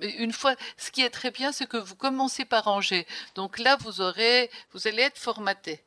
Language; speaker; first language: French; non-native, fluent; Greek